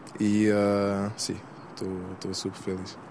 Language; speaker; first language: Portuguese; non-native, fluent; English